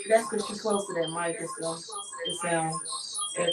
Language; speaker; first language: English; native; English